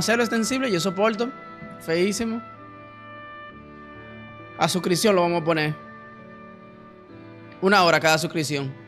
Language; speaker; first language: Spanish; native; Spanish